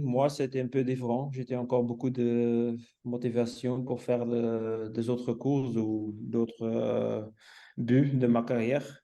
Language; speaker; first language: French; non-native, local second language; Dutch